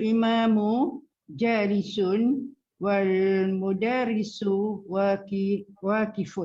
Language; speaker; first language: Arabic; non-native, learner; Malay